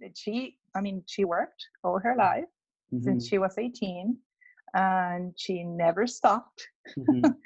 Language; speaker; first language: English; non-native, fluent; Spanish